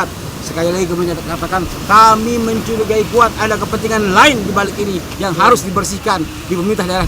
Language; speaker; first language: Indonesian; native; Indonesian